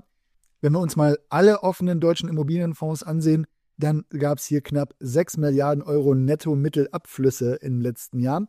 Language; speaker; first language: German; native; German